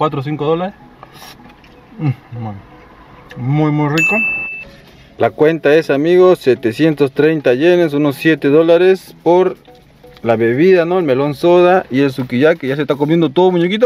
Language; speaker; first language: Spanish; native; Spanish